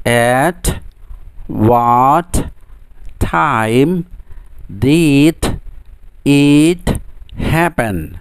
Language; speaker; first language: English; non-native, fluent; Indonesian